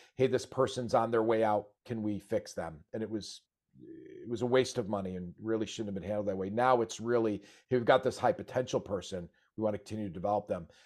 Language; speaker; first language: English; native; English